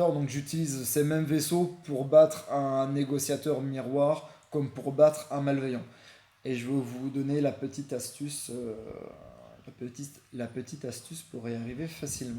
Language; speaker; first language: French; native; French